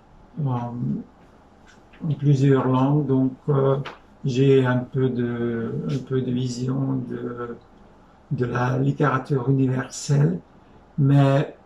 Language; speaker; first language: French; non-native, fluent; Hungarian